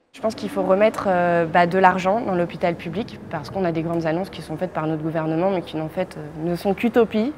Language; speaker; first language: French; native; French